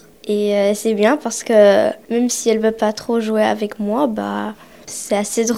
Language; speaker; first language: French; early bilingual, other home language; Romanian